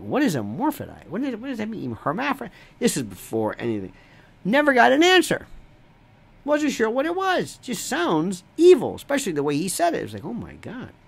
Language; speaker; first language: English; native; English